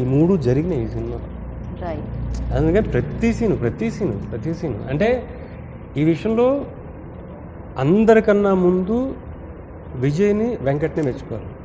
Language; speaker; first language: Telugu; native; Telugu